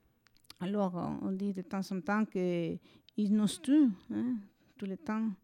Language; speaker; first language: French; non-native, fluent; Spanish